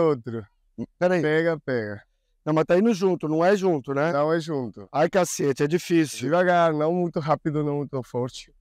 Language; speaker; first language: Portuguese; non-native, learner; Spanish